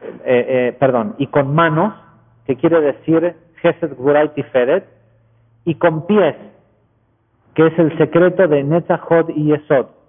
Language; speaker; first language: Spanish; native; Spanish